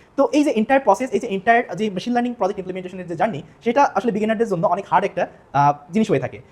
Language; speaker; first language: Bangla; native; Bangla